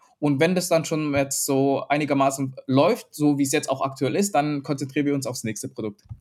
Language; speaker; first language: German; early bilingual, other home language; Vietnamese